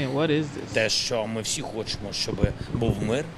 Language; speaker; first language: Ukrainian; non-native, local second language; Russian